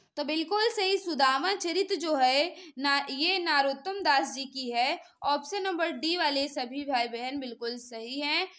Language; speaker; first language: Hindi; native; Hindi